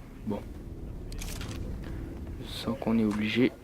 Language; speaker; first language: French; native; French